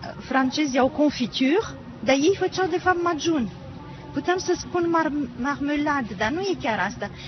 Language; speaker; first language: Romanian; native; Romanian